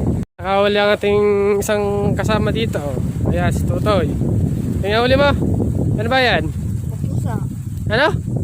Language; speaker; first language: Filipino; native; Filipino